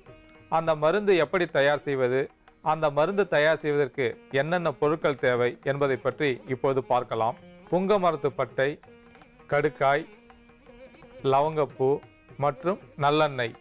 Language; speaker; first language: Tamil; native; Tamil